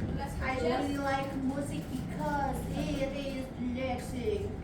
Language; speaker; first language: English; non-native, learner; Indonesian